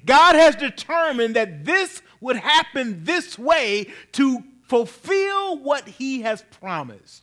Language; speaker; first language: English; native; English